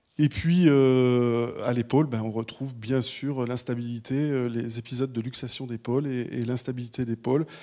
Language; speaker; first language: French; native; French